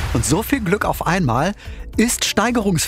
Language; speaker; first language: German; native; German